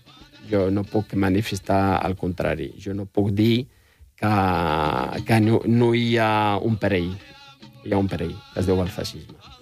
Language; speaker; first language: Catalan; non-native, fluent; Riffian